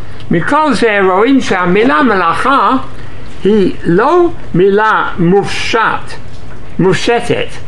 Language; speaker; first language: Hebrew; non-native, fluent; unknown